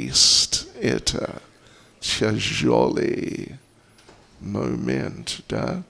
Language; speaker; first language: Russian; non-native, fluent; English